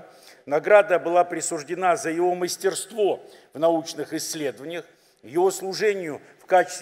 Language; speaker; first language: Russian; native; Russian